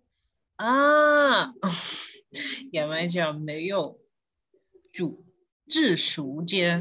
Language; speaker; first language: Chinese; non-native, learner; English